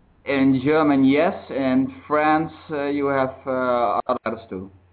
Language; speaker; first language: English; non-native, fluent; Dutch